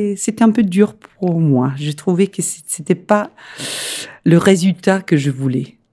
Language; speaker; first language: French; non-native, fluent; Danish